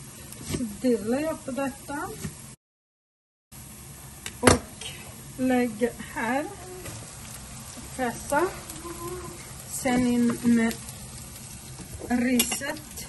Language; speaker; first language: Swedish; non-native, fluent; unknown